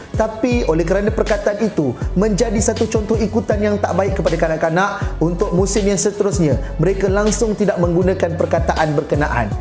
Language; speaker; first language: Malay; native; Malay